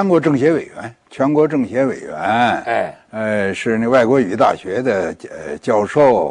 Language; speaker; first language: Chinese; native; Chinese